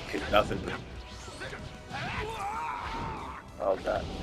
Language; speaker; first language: English; native; English